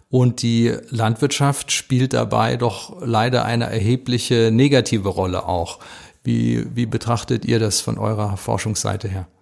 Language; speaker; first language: German; native; German